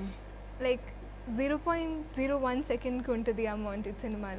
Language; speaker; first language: Telugu; non-native, local second language; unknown